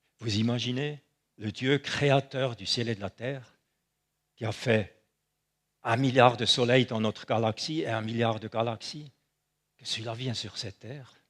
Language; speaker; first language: French; non-native, local second language; German